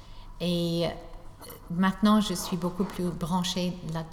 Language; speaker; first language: French; non-native, fluent; English